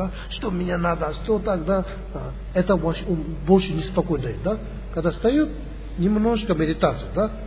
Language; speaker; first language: Russian; non-native, learner; Tibetan